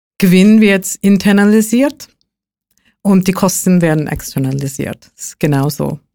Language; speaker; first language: German; non-native, fluent; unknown